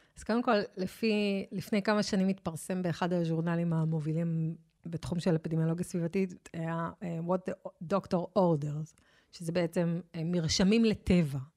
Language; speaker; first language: Hebrew; native; Hebrew